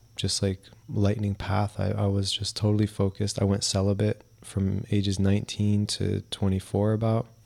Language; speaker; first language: English; early bilingual, other home language; Spanish